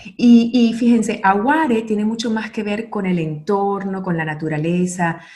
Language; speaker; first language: Spanish; native; Spanish